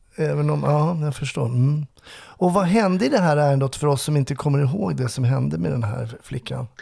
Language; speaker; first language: Swedish; native; Swedish